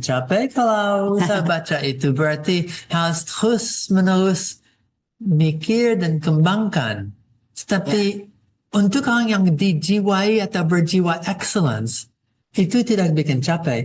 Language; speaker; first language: Indonesian; non-native, fluent; English